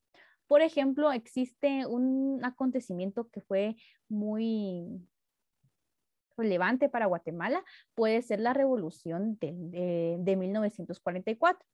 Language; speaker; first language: Spanish; native; Spanish